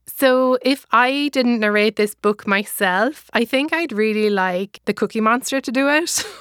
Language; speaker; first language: English; native; English